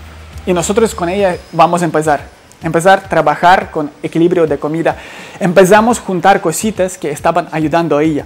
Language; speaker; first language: Spanish; non-native, fluent; Ukrainian